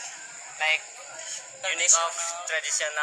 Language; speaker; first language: English; non-native, learner; Indonesian